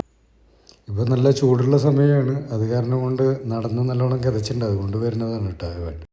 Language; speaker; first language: Malayalam; native; Malayalam